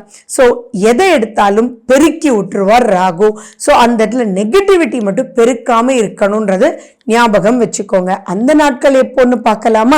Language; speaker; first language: Tamil; native; Tamil